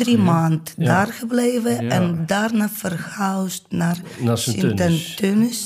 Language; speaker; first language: Dutch; non-native, learner; Ukrainian